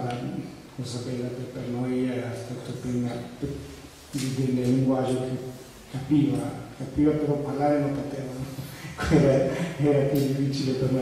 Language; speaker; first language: Italian; non-native, fluent; Spanish